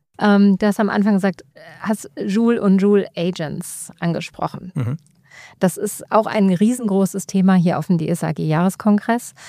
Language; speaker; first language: German; native; German